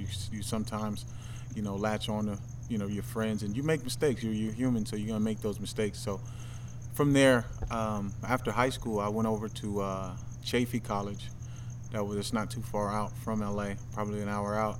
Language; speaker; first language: English; native; English